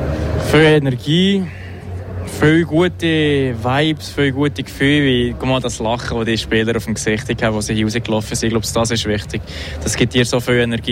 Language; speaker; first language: German; native; German